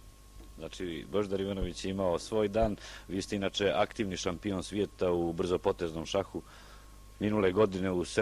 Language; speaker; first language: Bosnian; native; Bosnian